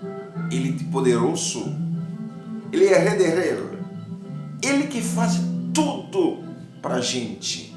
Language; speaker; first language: Portuguese; non-native, learner; Haitian Creole